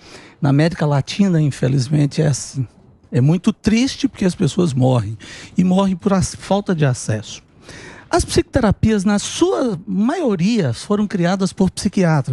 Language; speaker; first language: Portuguese; native; Portuguese